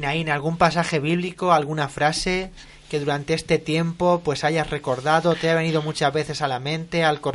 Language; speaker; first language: Spanish; native; Spanish